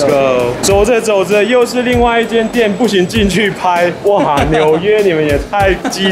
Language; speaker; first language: Chinese; native; Chinese